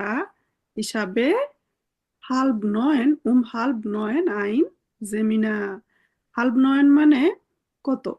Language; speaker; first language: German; non-native, fluent; Bangla